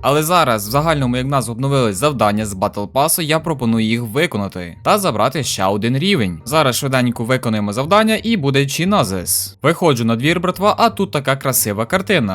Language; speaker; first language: Ukrainian; native; Ukrainian